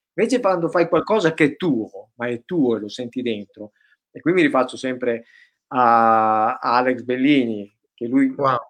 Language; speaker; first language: Italian; native; Italian